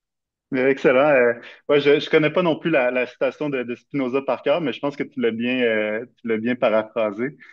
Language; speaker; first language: French; native; French